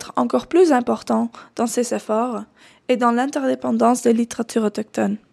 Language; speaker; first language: French; non-native, fluent; Dutch